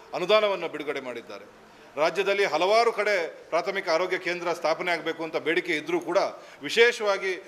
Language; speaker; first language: Kannada; native; Kannada